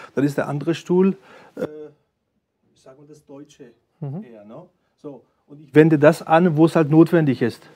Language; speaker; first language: German; early bilingual, other home language; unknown